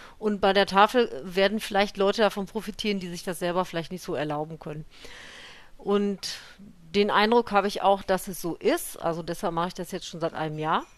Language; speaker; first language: German; native; German